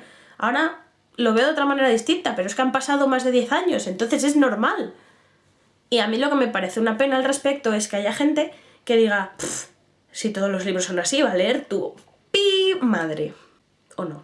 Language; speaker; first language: Spanish; native; Spanish